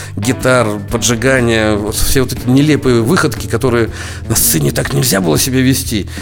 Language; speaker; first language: Russian; native; Russian